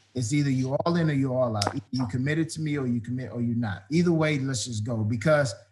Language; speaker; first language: English; native; English